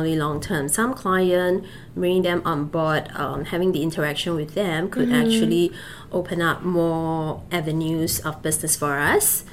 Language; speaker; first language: English; native; English